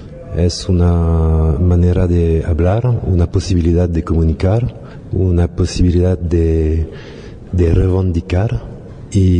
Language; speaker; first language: Spanish; non-native, learner; French